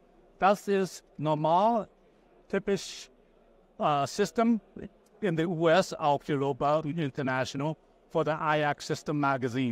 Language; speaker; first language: German; non-native, learner; English